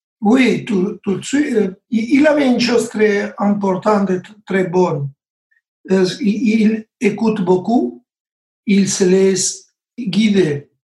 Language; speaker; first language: French; non-native, learner; Spanish